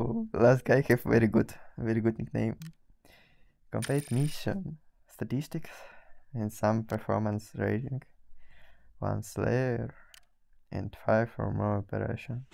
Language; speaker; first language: English; non-native, learner; Russian